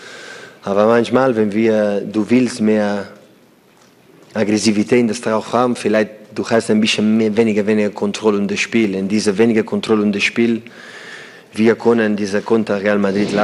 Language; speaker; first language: German; non-native, learner; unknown